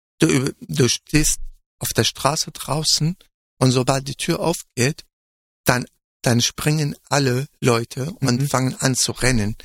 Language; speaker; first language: German; non-native, fluent; Arabic